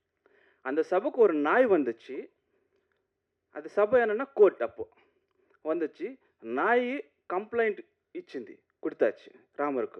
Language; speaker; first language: Tamil; non-native, learner; Telugu